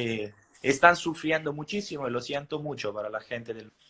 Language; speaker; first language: Spanish; non-native, fluent; Italian